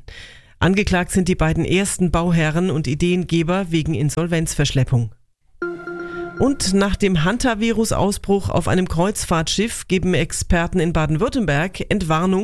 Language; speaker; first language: German; native; German